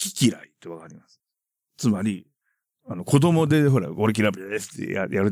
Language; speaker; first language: Japanese; native; Japanese